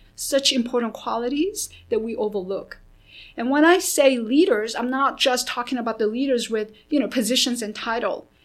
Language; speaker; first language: English; early bilingual, other home language; Korean